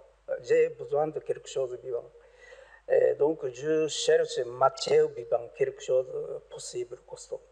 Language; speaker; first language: French; non-native, learner; Japanese